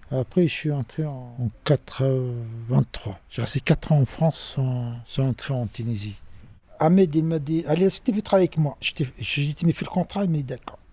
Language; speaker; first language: French; non-native, learner; Arabic